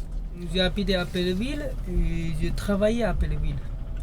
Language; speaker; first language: French; non-native, learner; Chinese